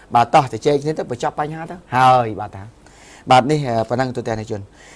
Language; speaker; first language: Khmer; native; Khmer